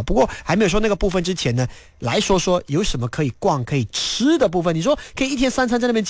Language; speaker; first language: Chinese; native; Chinese